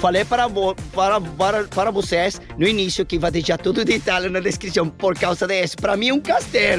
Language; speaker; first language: Portuguese; non-native, learner; Spanish